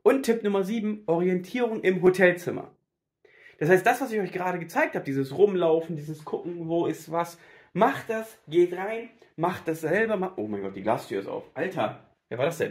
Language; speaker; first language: German; native; German